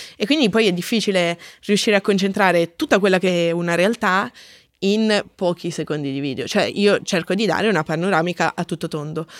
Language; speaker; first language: Italian; native; Italian